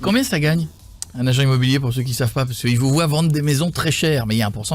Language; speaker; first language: French; native; French